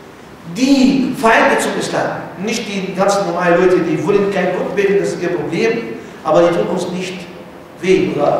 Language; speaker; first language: German; non-native, fluent; Arabic